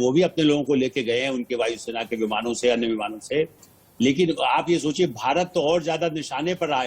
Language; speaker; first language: Hindi; native; Hindi